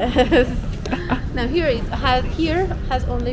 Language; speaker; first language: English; non-native, fluent; Persian